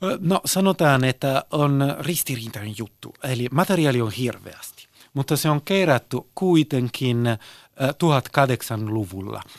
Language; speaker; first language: Finnish; early bilingual, heritage; Italian